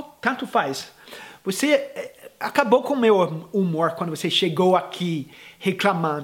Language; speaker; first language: Portuguese; non-native, fluent; English